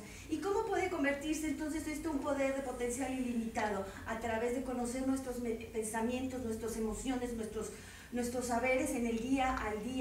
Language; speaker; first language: Spanish; native; Spanish